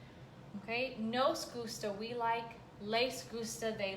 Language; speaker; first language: Spanish; non-native, fluent; English